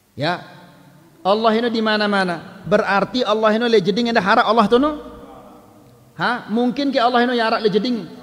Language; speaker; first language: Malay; non-native, local second language; Sasak